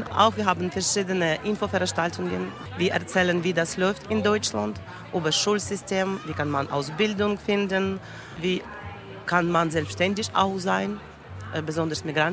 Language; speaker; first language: German; non-native, learner; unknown